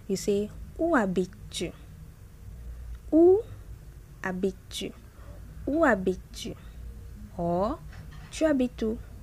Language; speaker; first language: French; non-native, fluent; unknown